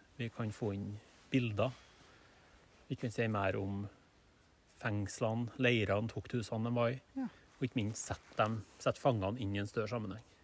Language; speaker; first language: Norwegian; native; Norwegian